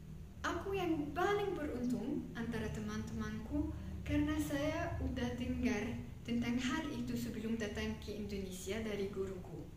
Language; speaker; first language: Indonesian; non-native, fluent; Arabic